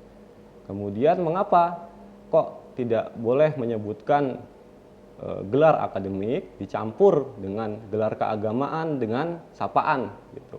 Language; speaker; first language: Indonesian; native; Indonesian